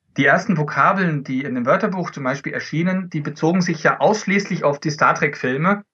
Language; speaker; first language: German; early bilingual, other home language; Dutch